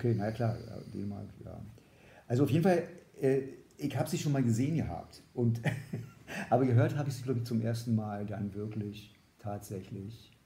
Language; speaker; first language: German; native; German